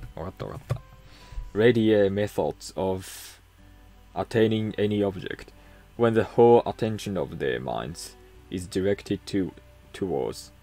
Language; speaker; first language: English; non-native, fluent; Japanese